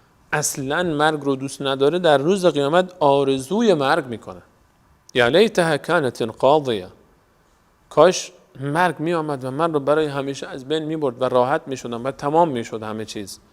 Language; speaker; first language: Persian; native; Persian